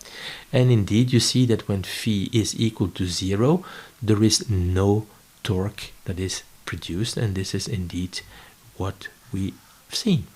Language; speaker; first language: English; non-native, fluent; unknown